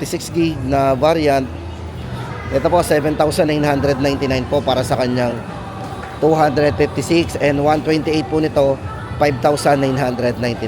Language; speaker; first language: Filipino; native; Filipino